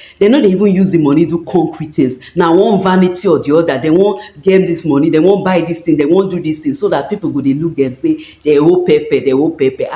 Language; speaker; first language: Nigerian Pidgin; native; Nigerian Pidgin